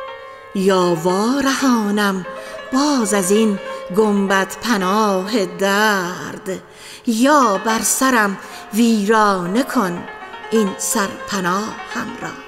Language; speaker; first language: Persian; native; Persian